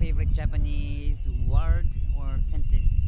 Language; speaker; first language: English; non-native, learner; Japanese